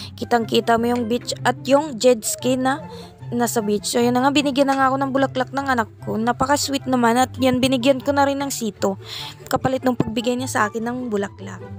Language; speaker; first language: Filipino; non-native, local second language; Cebuano